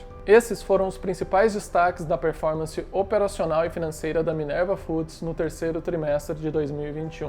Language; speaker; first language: Portuguese; native; Portuguese